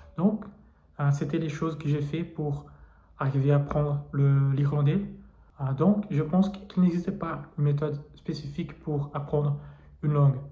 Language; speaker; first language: French; non-native, fluent; Portuguese